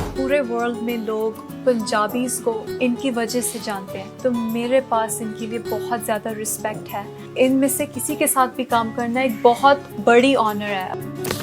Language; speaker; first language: Hindi; non-native, local second language; Punjabi